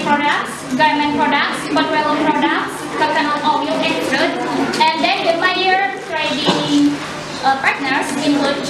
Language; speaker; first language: English; non-native, learner; Indonesian